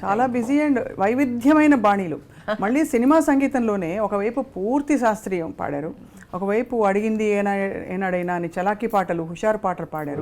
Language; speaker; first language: Telugu; native; Telugu